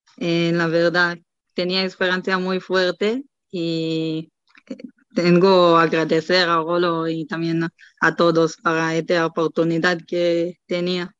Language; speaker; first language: Spanish; non-native, learner; Hebrew